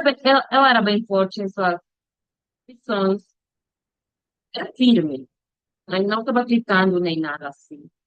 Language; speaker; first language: Portuguese; non-native, learner; Spanish